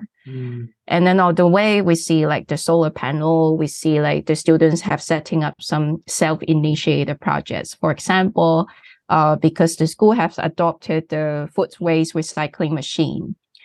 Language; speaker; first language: English; non-native, local second language; Cantonese